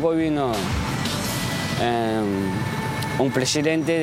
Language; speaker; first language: Spanish; non-native, learner; Chinese